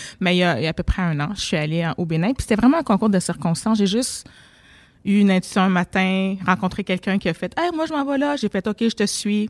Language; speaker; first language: French; native; French